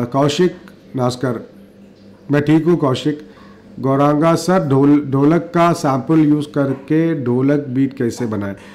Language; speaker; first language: Hindi; native; Hindi